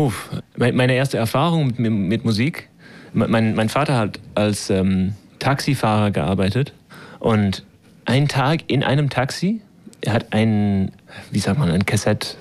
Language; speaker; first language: German; non-native, learner; English